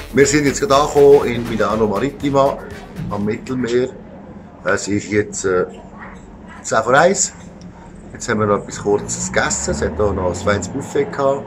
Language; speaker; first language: German; native; German